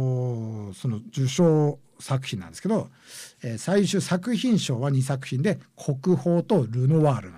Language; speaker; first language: Japanese; native; Japanese